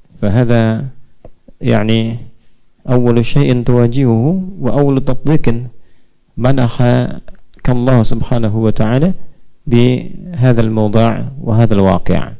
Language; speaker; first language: Arabic; non-native, fluent; Indonesian